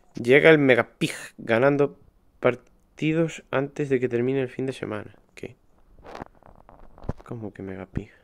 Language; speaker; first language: Spanish; native; Spanish